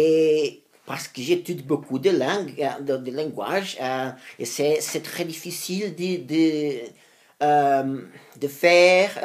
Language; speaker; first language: French; non-native, learner; Spanish